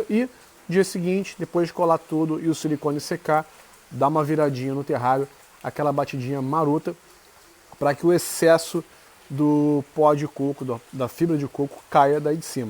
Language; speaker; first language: Portuguese; native; Portuguese